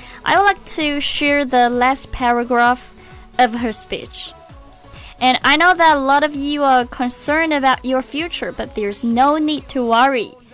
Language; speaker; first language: English; non-native, fluent; Chinese